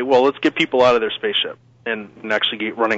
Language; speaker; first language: English; native; English